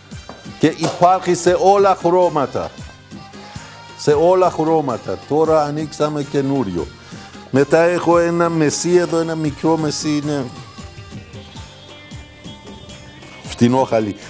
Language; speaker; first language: Greek; non-native, learner; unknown